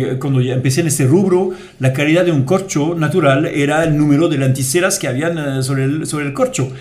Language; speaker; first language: Spanish; non-native, fluent; French